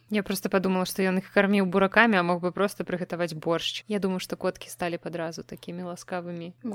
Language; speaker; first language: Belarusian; non-native, local second language; Russian